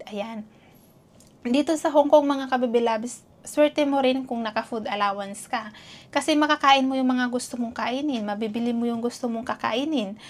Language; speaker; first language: Filipino; non-native, local second language; Cebuano